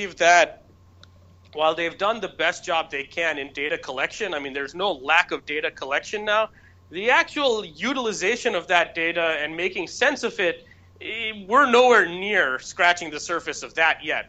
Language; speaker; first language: English; native; English